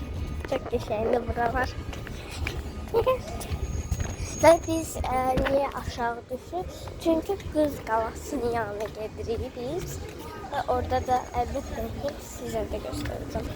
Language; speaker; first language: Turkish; non-native, learner; Azerbaijani